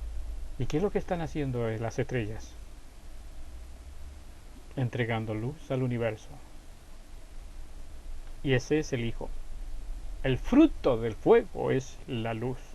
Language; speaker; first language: Spanish; native; Spanish